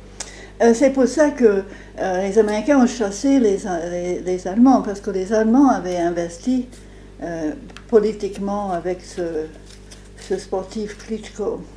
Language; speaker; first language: French; non-native, fluent; English